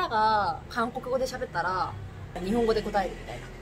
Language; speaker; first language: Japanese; early bilingual, other home language; Korean